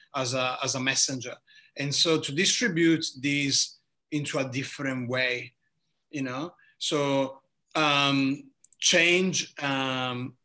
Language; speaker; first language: English; non-native, fluent; Italian